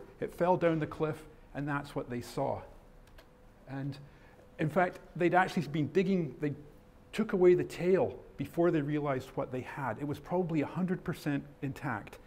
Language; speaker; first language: English; native; English